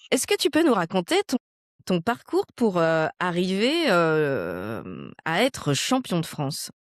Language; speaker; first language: French; native; French